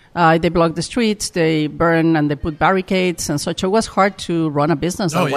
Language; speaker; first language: English; non-native, fluent; Spanish